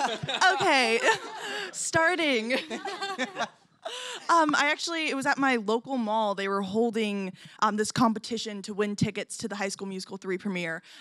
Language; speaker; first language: English; native; English